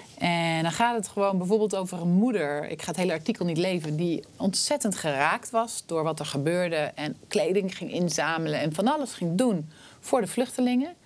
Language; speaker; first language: Dutch; native; Dutch